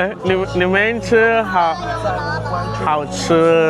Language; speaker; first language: Chinese; non-native, learner; English